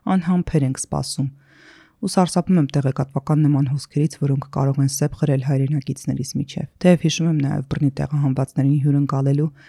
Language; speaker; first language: Armenian; native; Armenian